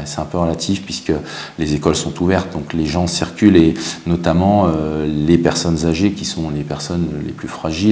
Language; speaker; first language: French; native; French